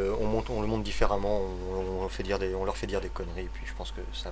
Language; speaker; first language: French; native; French